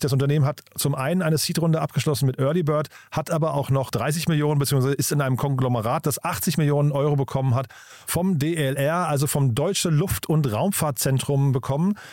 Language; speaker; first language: German; native; German